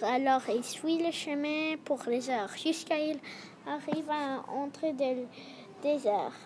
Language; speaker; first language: French; non-native, learner; English